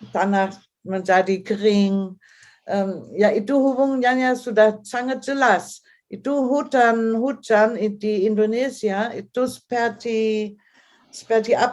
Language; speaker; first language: Indonesian; non-native, fluent; German